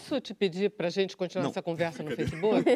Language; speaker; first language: Portuguese; native; Portuguese